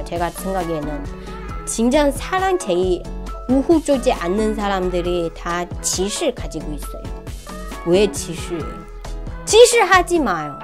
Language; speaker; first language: Korean; non-native, fluent; Chinese